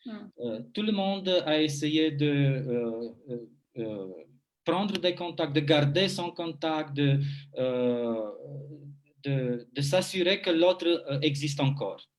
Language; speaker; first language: French; non-native, fluent; Romanian